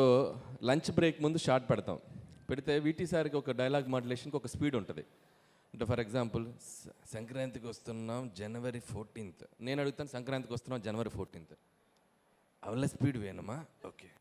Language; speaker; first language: Telugu; native; Telugu